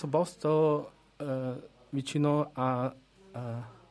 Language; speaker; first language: Italian; non-native, learner; Chinese